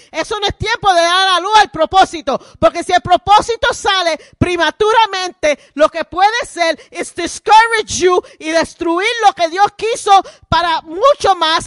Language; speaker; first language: Spanish; early bilingual, heritage; Spanish